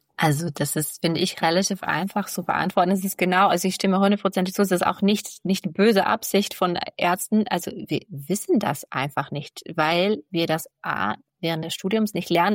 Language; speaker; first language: German; non-native, fluent; English